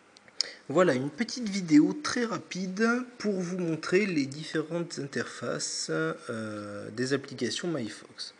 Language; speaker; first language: French; native; French